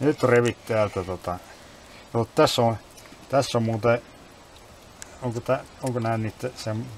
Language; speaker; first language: Finnish; native; Finnish